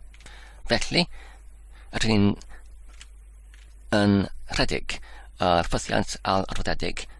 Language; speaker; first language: Welsh; non-native, learner; Polish